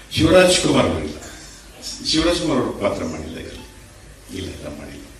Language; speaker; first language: Kannada; native; Kannada